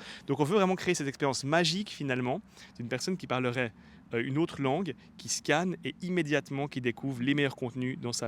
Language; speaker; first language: French; native; French